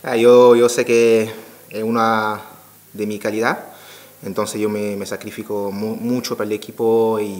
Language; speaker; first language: Spanish; non-native, learner; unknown